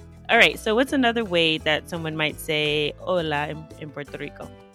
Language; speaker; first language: English; native; English